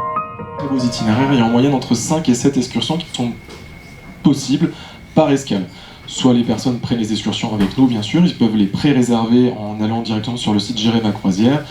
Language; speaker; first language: French; native; French